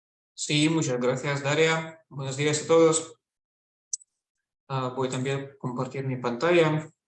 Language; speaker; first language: Spanish; non-native, fluent; Russian